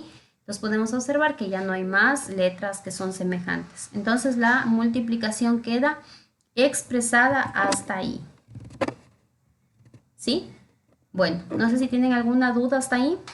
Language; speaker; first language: Spanish; native; Spanish